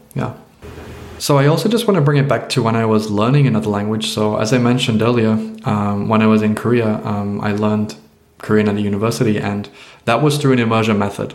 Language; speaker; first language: English; native; English